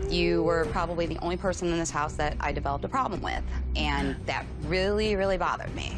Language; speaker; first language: English; native; English